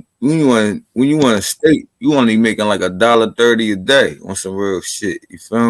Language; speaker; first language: English; native; English